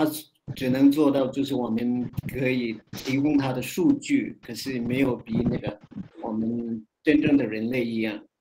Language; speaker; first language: Chinese; non-native, fluent; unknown